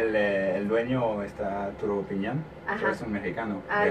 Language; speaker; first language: Spanish; non-native, learner; French